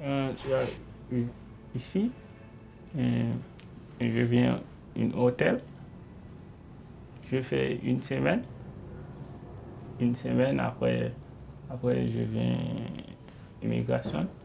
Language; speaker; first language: French; non-native, learner; Haitian Creole